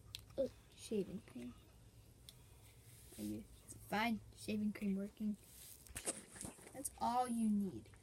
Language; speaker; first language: English; native; English